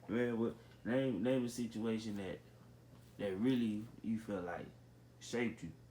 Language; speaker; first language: English; native; English